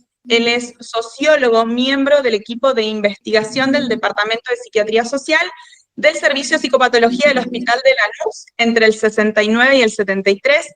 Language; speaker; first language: Spanish; native; Spanish